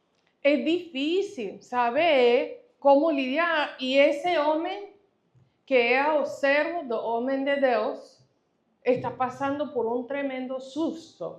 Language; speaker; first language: Portuguese; non-native, fluent; Spanish